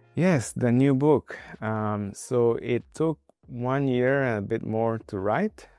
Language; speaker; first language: English; non-native, fluent; Spanish